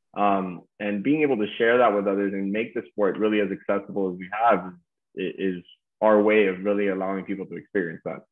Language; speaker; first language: English; native; English